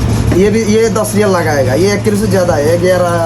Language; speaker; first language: Hindi; non-native, learner; Bangla